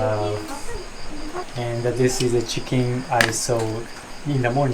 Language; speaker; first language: English; non-native, learner; Japanese